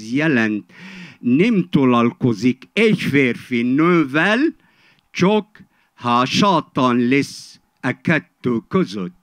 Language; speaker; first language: Hungarian; non-native, fluent; Arabic